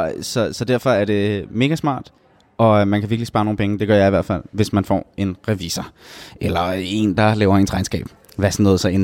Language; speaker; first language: Danish; native; Danish